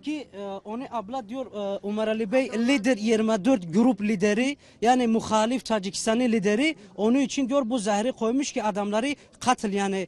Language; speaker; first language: Turkish; non-native, learner; Tajik